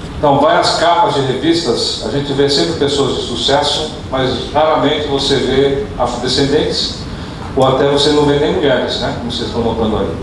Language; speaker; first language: Portuguese; early bilingual, other home language; Dutch